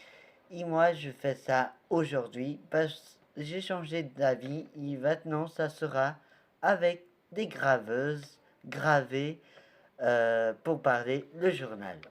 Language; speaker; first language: French; non-native, learner; Portuguese